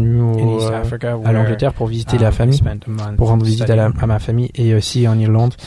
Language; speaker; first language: French; non-native, fluent; English